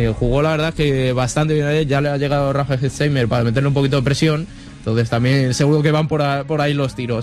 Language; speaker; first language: Spanish; native; Spanish